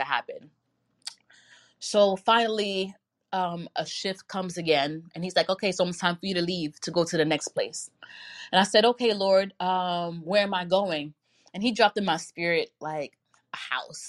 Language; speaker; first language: English; native; English